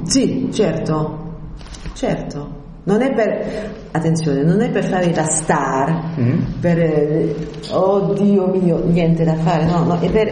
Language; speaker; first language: Italian; early bilingual, heritage; French